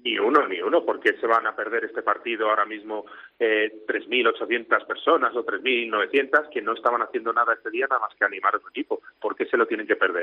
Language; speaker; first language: Spanish; native; Spanish